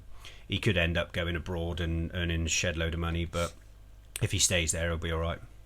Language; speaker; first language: English; native; English